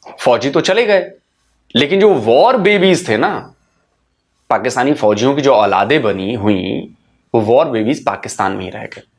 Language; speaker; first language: Hindi; native; Hindi